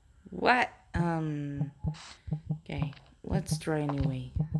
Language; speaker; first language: English; non-native, learner; Portuguese